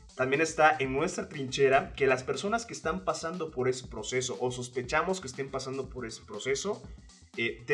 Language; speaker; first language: Spanish; native; Spanish